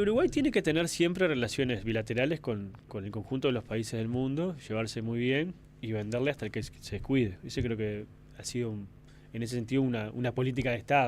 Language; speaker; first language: Spanish; native; Spanish